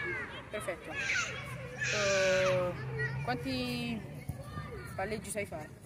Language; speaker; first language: Italian; native; Italian